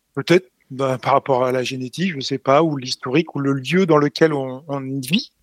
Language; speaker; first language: French; native; French